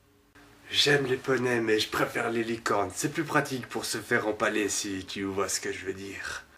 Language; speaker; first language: French; native; French